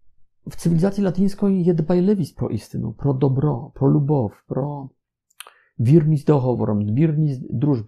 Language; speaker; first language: Ukrainian; non-native, fluent; Polish